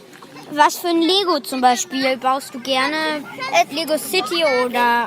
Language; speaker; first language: German; native; German